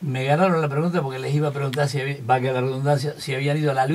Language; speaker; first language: Spanish; native; Spanish